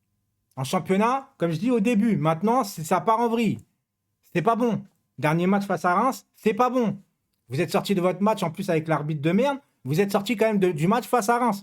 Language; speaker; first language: French; native; French